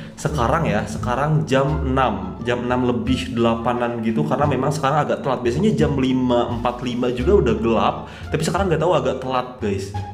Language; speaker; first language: Indonesian; native; Indonesian